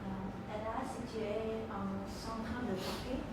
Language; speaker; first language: French; non-native, learner; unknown